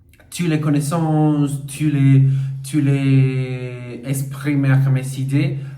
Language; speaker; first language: French; non-native, learner; Portuguese